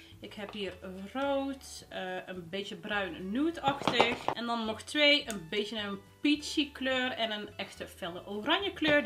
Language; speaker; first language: Dutch; early bilingual, other home language; Arabic